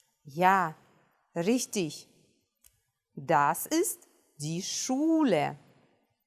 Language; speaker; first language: German; non-native, fluent; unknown